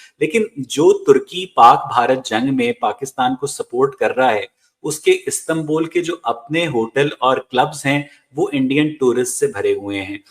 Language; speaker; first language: Urdu; native; Urdu